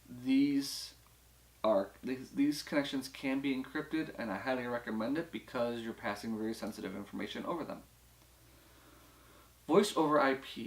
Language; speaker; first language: English; native; English